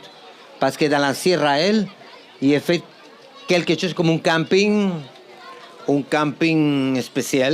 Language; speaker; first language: French; non-native, fluent; Spanish